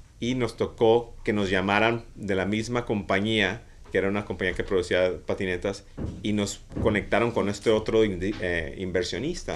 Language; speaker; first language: Spanish; native; Spanish